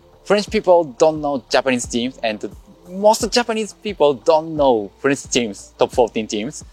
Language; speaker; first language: English; non-native, learner; Japanese